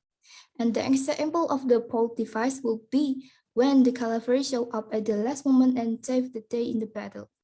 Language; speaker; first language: English; non-native, learner; Indonesian